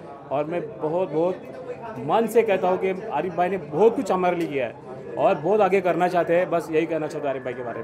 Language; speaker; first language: Hindi; native; Hindi